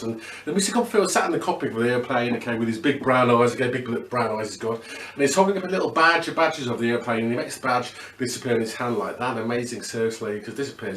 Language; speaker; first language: English; native; English